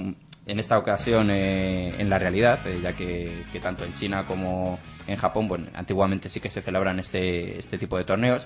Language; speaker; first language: Spanish; native; Spanish